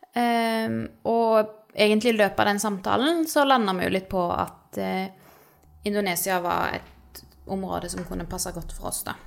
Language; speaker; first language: Norwegian; native; Norwegian